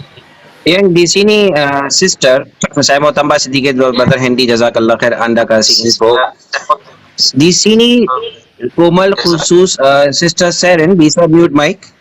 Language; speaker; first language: Indonesian; non-native, learner; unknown